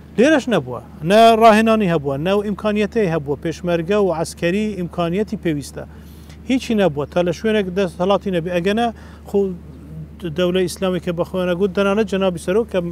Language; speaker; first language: Central Kurdish; non-native, local second language; Kurdish